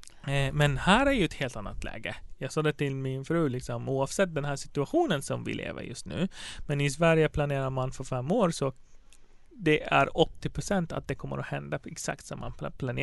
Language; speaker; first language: Swedish; non-native, fluent; Arabic